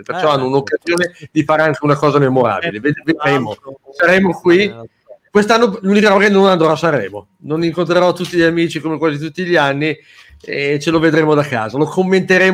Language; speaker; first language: Italian; native; Italian